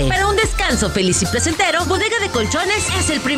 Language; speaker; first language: Spanish; native; Spanish